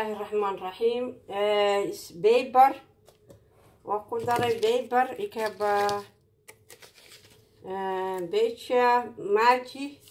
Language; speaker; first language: Dutch; non-native, learner; Somali